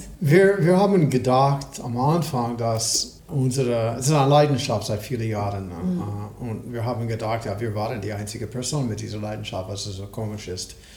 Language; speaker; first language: German; non-native, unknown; English